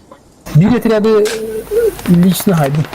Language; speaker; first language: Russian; non-native, local second language; Yakut